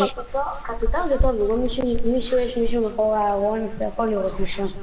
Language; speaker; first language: Hebrew; native; Hebrew